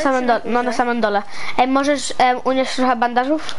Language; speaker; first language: Polish; early bilingual, heritage; Polish